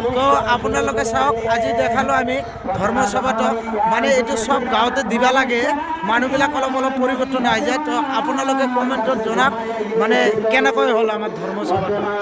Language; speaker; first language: Assamese; non-native, local second language; Bangla